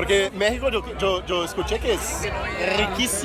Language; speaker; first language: Spanish; non-native, fluent; Portuguese